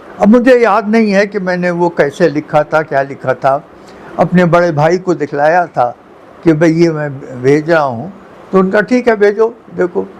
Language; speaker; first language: Urdu; native; Urdu